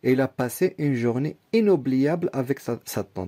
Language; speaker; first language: French; non-native, local second language; Arabic